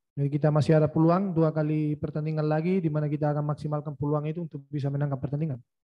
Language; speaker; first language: Indonesian; non-native, fluent; Spanish